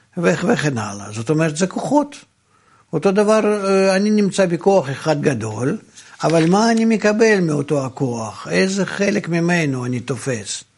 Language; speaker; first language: Hebrew; non-native, fluent; Russian